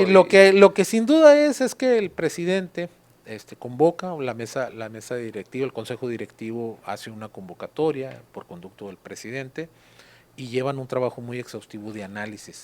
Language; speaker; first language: Spanish; native; Spanish